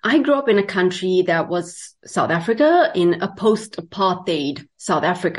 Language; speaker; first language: English; native; English